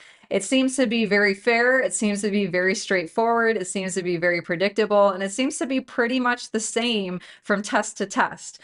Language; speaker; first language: English; native; English